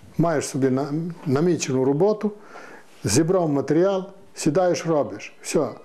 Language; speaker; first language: Ukrainian; native; Ukrainian